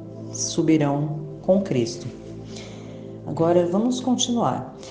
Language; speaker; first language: Portuguese; native; Portuguese